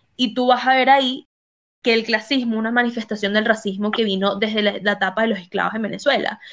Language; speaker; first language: Spanish; early bilingual, heritage; Spanish